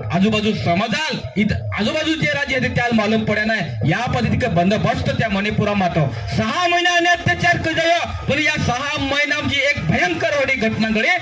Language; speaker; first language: Marathi; non-native, local second language; Bhili